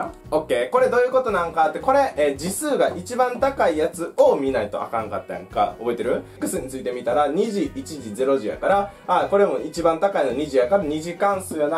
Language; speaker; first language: Japanese; native; Japanese